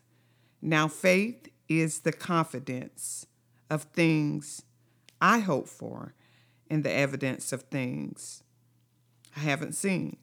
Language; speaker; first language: English; native; English